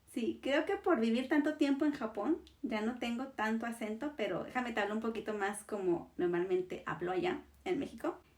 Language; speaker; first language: Spanish; native; Spanish